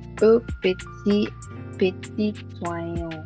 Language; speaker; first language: French; non-native, learner; Yoruba